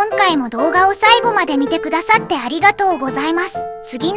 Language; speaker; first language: Japanese; native; Japanese